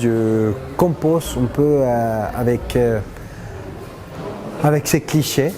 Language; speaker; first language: French; non-native, fluent; Spanish